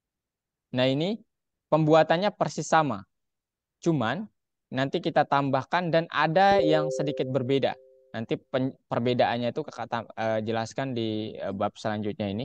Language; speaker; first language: Indonesian; native; Indonesian